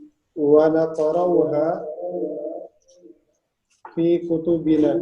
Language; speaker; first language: Arabic; non-native, learner; Indonesian